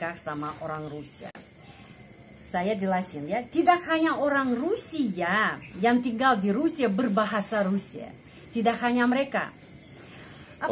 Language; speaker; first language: Indonesian; non-native, fluent; Russian